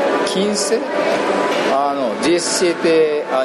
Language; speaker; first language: Spanish; non-native, learner; Japanese